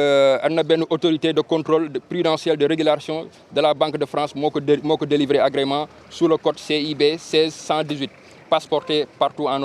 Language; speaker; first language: French; non-native, local second language; Wolof